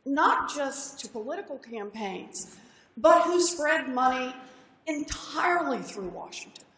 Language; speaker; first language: English; native; English